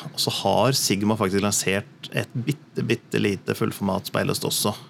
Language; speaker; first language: Norwegian; native; Norwegian